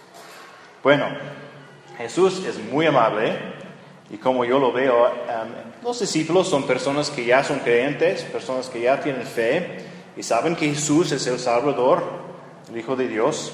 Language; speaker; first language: Spanish; non-native, fluent; English